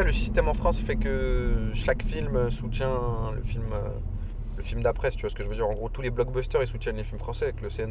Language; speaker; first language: French; native; French